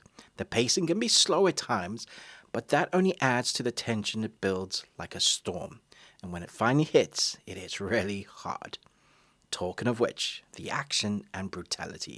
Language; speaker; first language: English; native; English